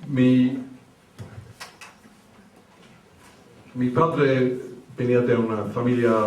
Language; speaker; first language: Spanish; early bilingual, heritage; English